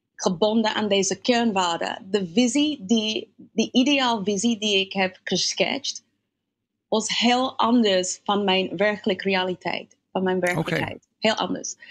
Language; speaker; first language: Dutch; non-native, fluent; English